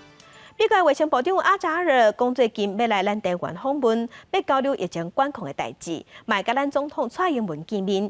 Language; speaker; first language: Chinese; native; Chinese